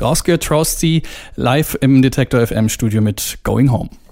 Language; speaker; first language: German; native; German